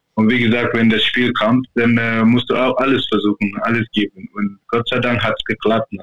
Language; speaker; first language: German; non-native, fluent; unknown